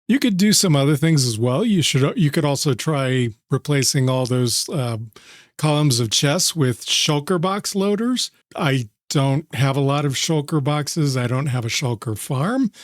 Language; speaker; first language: English; native; English